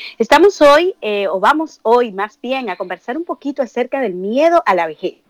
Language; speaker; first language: Spanish; native; Spanish